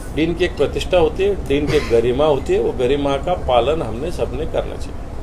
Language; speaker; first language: Hindi; non-native, local second language; Marathi